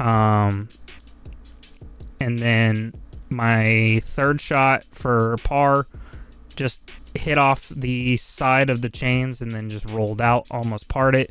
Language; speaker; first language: English; native; English